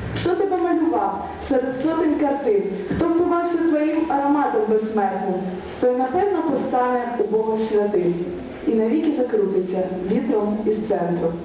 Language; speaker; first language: Ukrainian; native; Ukrainian